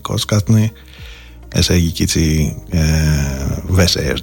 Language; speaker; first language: Hungarian; non-native, learner; Greek